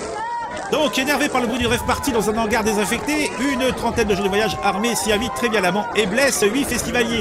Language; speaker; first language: French; native; French